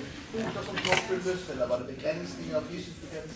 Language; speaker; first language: Norwegian; native; Norwegian